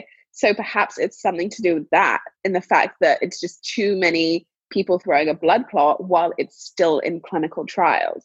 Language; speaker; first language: English; native; English